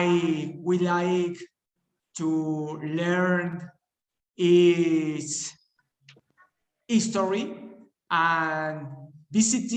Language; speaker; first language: English; non-native, learner; Spanish